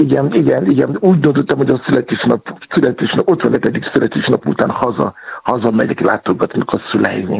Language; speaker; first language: Hungarian; non-native, learner; Yoruba